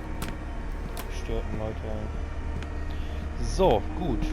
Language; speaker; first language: German; native; German